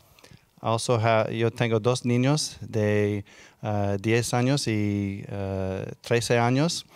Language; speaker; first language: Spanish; non-native, learner; English